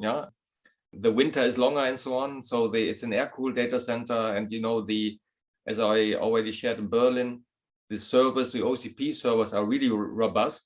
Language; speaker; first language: English; non-native, fluent; German